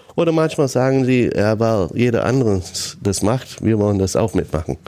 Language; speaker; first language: German; non-native, fluent; English